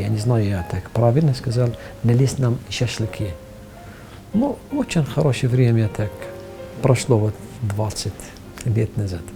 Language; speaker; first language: Russian; non-native, fluent; Arabic